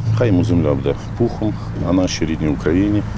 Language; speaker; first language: Ukrainian; native; Ukrainian